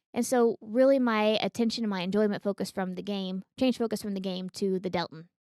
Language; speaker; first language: English; native; English